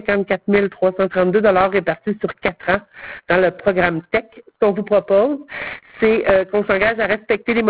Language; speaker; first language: French; native; French